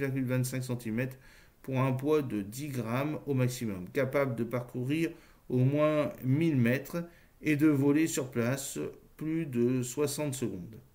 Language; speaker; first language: French; native; French